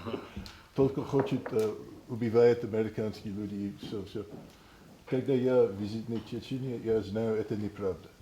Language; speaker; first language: Russian; non-native, learner; English